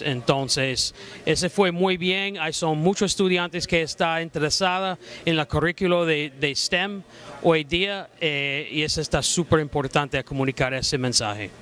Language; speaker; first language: Spanish; non-native, fluent; English